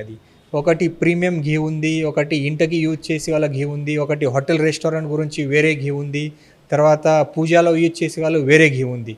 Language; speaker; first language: Telugu; non-native, fluent; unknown